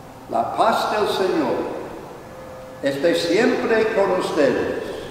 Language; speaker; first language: Spanish; non-native, fluent; English